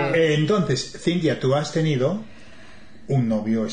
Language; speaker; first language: Spanish; non-native, fluent; English